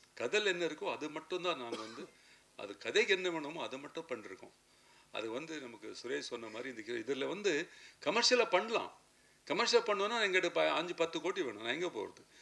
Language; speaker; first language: Tamil; native; Tamil